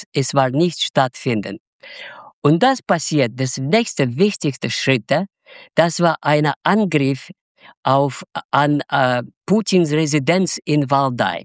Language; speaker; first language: German; non-native, fluent; Russian